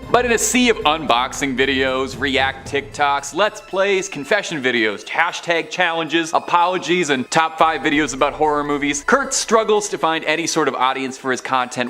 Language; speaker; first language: English; native; English